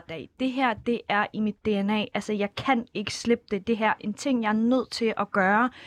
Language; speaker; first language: Danish; early bilingual, other home language; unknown